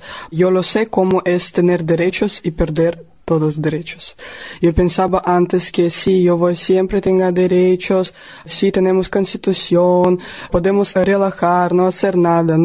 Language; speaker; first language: Spanish; non-native, learner; Russian